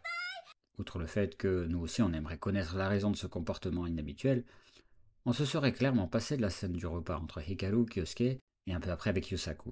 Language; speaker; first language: French; native; French